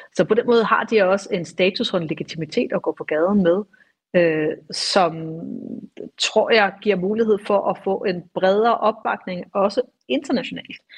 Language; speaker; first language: Danish; native; Danish